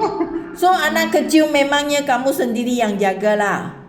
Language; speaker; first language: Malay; non-native, local second language; Chinese